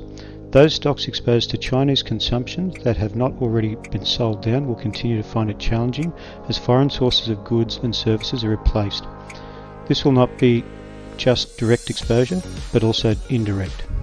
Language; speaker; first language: English; native; English